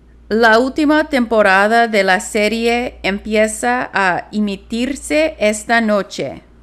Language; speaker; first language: Spanish; non-native, learner; English